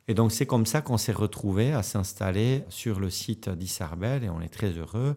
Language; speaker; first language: French; native; French